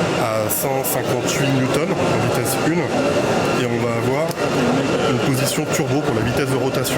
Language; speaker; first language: French; native; French